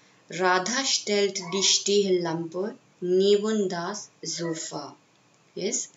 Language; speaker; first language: German; non-native, fluent; Hindi